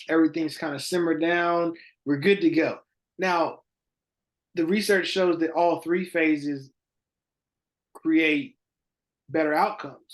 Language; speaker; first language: English; native; English